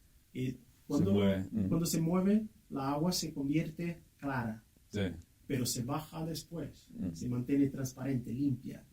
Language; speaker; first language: Spanish; non-native, fluent; Portuguese